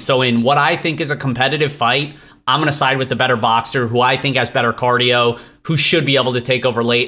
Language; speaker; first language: English; native; English